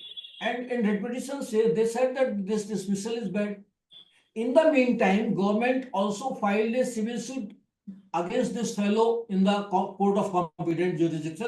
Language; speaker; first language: English; non-native, local second language; Hindi